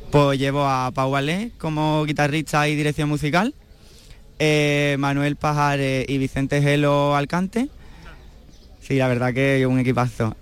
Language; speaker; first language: Spanish; native; Spanish